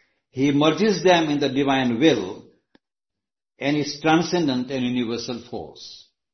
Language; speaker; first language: English; non-native, local second language; Gujarati